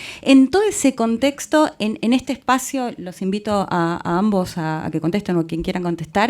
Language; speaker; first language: Spanish; native; Spanish